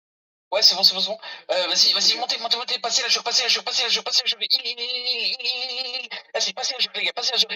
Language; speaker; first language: French; native; French